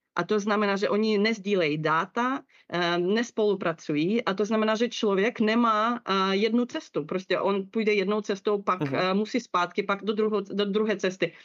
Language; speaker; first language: Czech; non-native, fluent; Russian